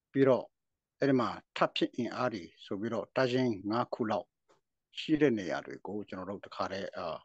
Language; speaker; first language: Burmese; non-native, local second language; Hakha Chin